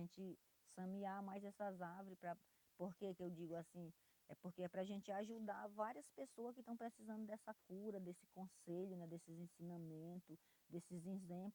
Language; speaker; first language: Portuguese; non-native, local second language; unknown